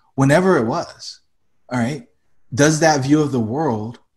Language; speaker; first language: English; native; English